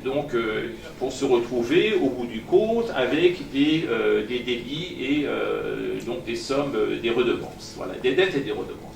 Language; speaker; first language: French; non-native, fluent; Persian